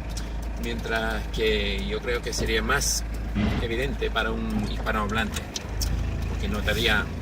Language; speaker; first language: Spanish; non-native, fluent; English